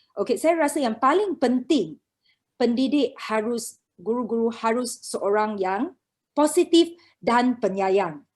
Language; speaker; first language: Malay; non-native, local second language; Chinese